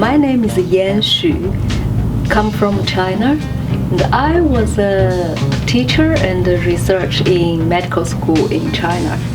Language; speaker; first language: English; non-native, learner; Chinese